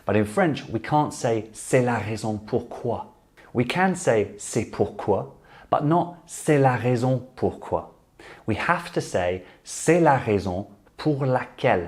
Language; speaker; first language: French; non-native, fluent; English